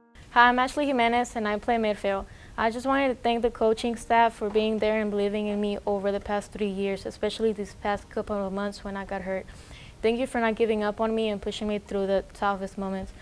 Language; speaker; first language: English; early bilingual, other home language; Spanish